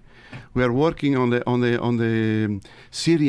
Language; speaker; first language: English; non-native, fluent; Italian